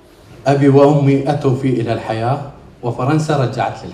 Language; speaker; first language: Arabic; native; Arabic